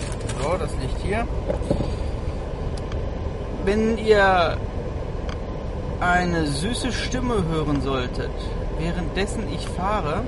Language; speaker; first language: German; native; German